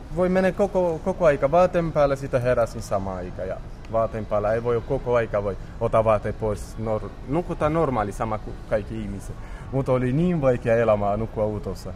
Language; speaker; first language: Finnish; non-native, learner; Romany